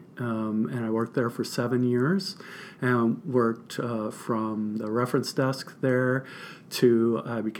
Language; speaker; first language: English; native; English